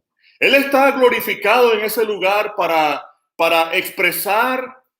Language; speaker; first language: Spanish; native; Spanish